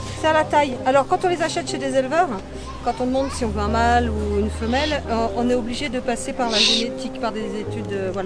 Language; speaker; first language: French; native; French